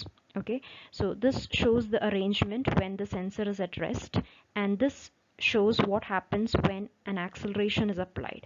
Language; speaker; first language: English; non-native, local second language; Malayalam